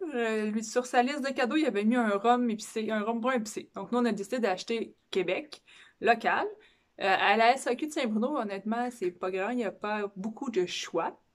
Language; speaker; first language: French; native; French